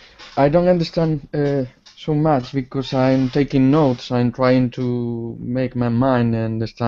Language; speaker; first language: English; non-native, learner; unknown